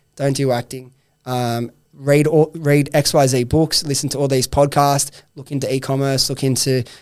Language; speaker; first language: English; native; English